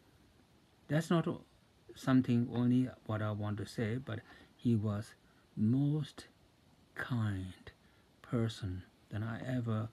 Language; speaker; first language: English; non-native, fluent; Tibetan